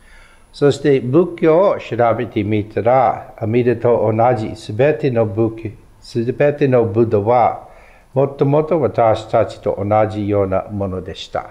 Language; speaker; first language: Japanese; non-native, fluent; English